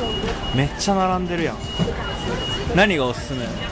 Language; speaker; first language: Japanese; native; Japanese